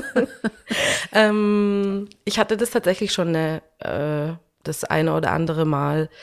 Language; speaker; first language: German; early bilingual, other home language; Hungarian